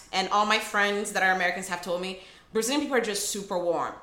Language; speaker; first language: English; early bilingual, other home language; Portuguese